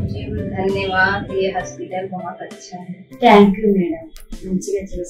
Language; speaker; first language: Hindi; non-native, local second language; Telugu